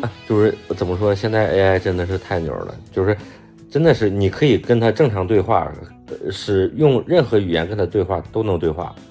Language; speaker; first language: Chinese; native; Chinese